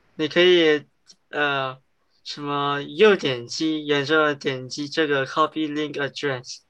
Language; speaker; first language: Chinese; early bilingual, heritage; English